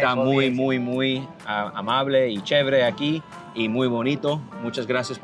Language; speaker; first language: Spanish; non-native, learner; English